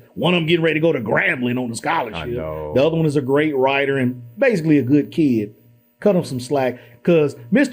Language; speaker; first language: English; native; English